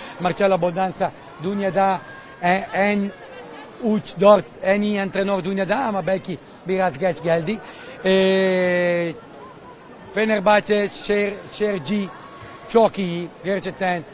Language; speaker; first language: Turkish; non-native, learner; Italian